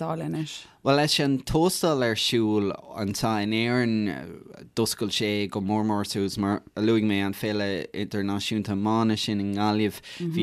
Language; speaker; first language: Irish; native; Irish